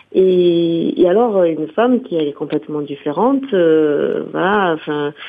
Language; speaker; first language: French; non-native, fluent; Portuguese